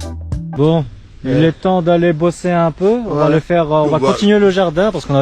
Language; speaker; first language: French; native; French